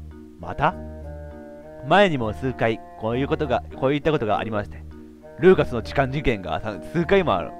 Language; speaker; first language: Japanese; native; Japanese